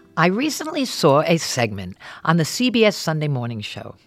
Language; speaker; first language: English; native; English